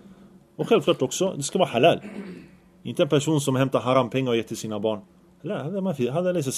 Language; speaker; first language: Swedish; early bilingual, other home language; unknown